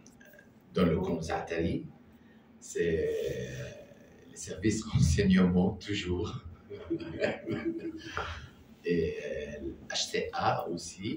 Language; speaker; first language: French; non-native, learner; Arabic